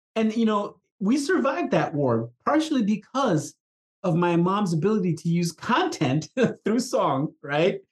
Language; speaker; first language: English; non-native, local second language; Igbo